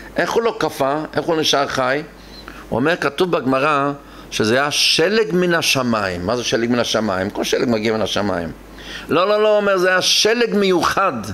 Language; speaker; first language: Hebrew; non-native, local second language; Yiddish